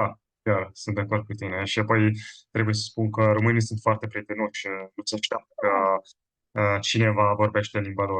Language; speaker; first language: Romanian; non-native, fluent; Italian